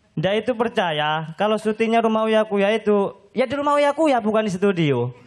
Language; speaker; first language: Indonesian; non-native, local second language; Madurese